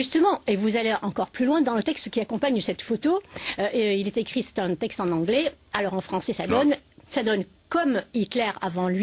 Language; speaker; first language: French; native; French